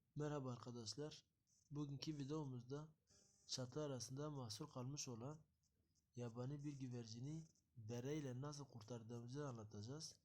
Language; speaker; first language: Turkish; native; Turkish